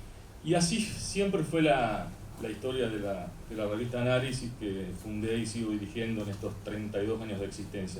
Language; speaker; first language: Spanish; native; Spanish